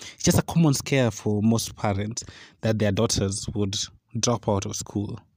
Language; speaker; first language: English; non-native, local second language; Luo (Kenya and Tanzania)